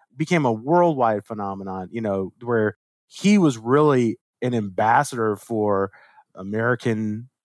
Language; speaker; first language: English; native; English